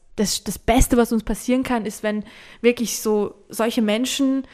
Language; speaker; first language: German; non-native, fluent; Georgian